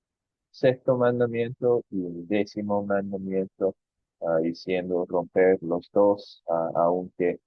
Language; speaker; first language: Spanish; non-native, fluent; English